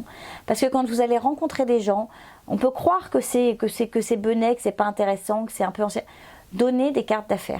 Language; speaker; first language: French; native; French